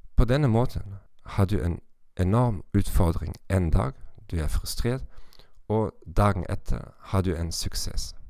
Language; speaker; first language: Norwegian; non-native, learner; German